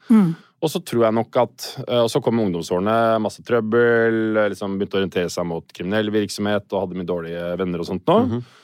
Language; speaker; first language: Norwegian; native; Norwegian